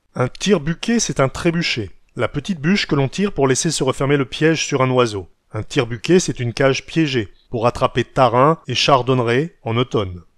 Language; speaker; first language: French; native; French